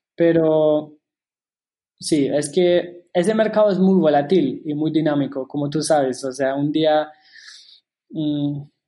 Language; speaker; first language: Spanish; non-native, fluent; German